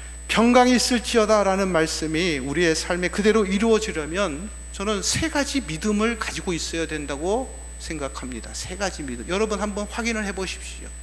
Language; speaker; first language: Korean; native; Korean